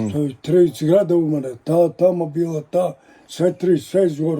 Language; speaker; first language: Croatian; native; Croatian